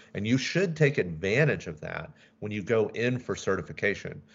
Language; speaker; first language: English; native; English